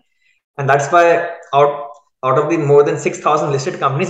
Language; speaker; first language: English; non-native, local second language; Hindi